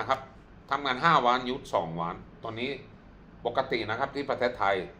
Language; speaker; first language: Thai; non-native, fluent; Swedish